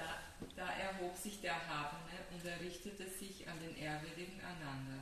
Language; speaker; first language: German; native; German